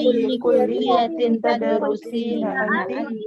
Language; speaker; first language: Arabic; non-native, learner; Indonesian